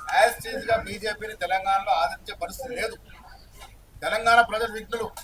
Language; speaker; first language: Telugu; native; Telugu